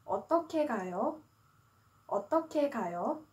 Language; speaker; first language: Korean; non-native, fluent; Chinese